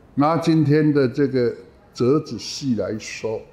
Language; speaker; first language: Chinese; native; Chinese